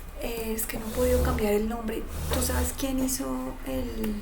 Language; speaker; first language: Spanish; native; Spanish